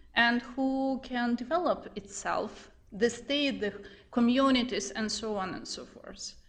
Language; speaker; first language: English; non-native, fluent; Ukrainian